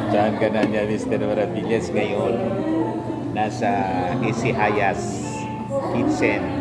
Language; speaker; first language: Filipino; non-native, local second language; Bikol